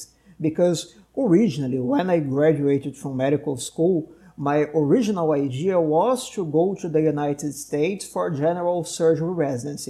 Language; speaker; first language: English; non-native, fluent; Portuguese